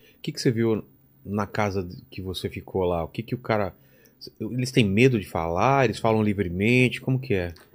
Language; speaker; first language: Portuguese; native; Portuguese